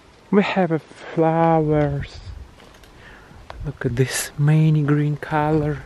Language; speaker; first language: English; non-native, learner; Russian